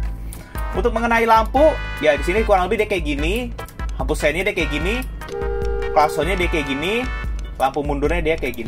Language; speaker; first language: Indonesian; native; Indonesian